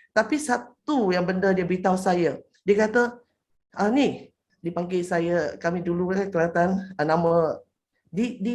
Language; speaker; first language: Malay; non-native, local second language; Chinese